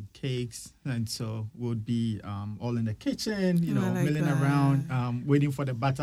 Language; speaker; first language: English; non-native, local second language; Akan